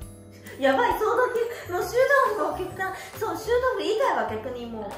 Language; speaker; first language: Japanese; non-native, local second language; Chinese